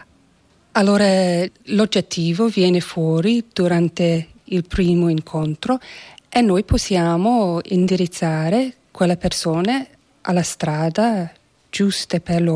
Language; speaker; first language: Italian; non-native, fluent; English